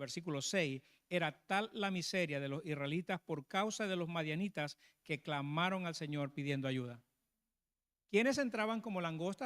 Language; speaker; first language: Spanish; native; Spanish